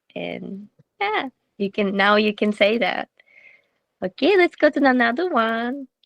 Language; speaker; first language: English; non-native, learner; Japanese